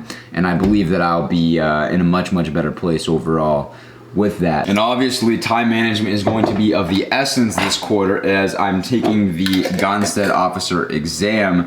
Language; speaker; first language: English; native; English